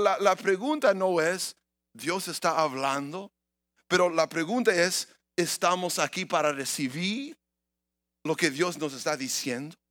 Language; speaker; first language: Spanish; early bilingual, heritage; English